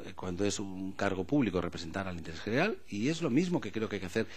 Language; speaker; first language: Spanish; non-native, local second language; Catalan